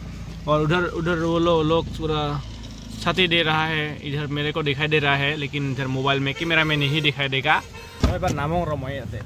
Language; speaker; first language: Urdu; non-native, local second language; Assamese